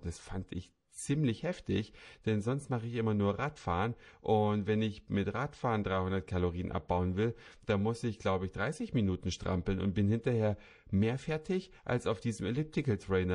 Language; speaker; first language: German; native; German